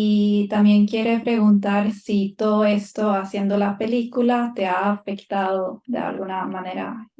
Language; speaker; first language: Spanish; non-native, fluent; Swedish